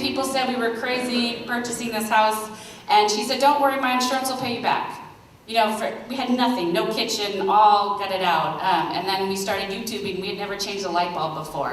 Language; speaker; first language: English; native; English